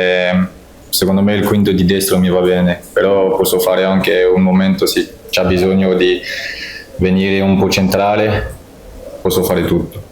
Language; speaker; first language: Italian; non-native, fluent; French